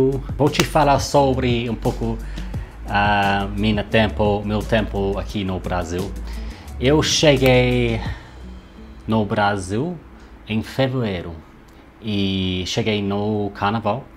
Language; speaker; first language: Portuguese; non-native, learner; English